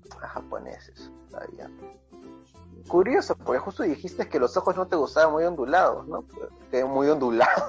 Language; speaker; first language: Spanish; native; Spanish